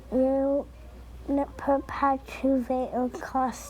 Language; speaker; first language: French; non-native, local second language; English